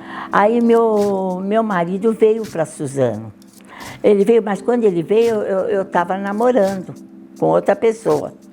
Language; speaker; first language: Portuguese; early bilingual, other home language; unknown